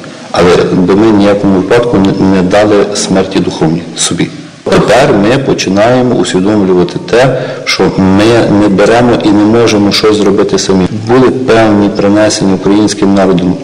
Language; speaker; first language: Ukrainian; native; Ukrainian